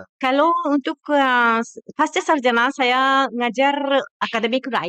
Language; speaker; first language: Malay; non-native, fluent; Japanese